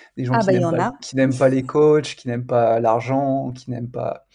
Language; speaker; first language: French; native; French